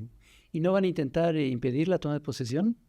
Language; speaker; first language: Spanish; native; Spanish